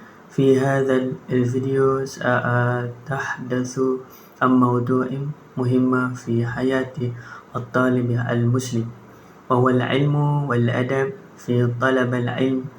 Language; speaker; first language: Arabic; non-native, learner; Malay